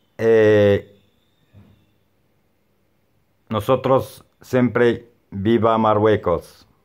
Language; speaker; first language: Spanish; non-native, learner; Arabic